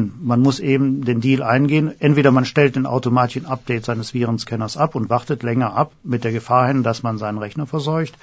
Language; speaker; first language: German; native; German